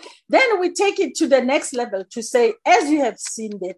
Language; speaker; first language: English; non-native, local second language; Zulu